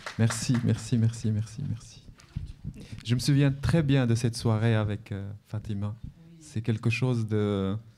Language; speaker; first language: French; non-native, local second language; Arabic